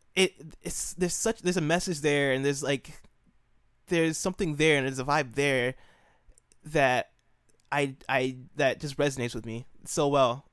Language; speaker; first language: English; native; English